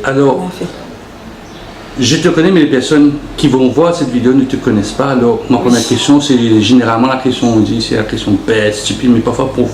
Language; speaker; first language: French; non-native, local second language; Morisyen